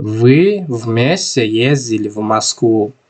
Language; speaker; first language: Russian; non-native, local second language; Tajik